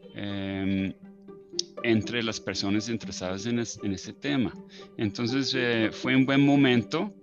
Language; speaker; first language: Spanish; non-native, fluent; English